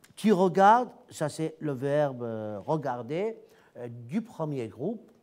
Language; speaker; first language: French; non-native, fluent; Arabic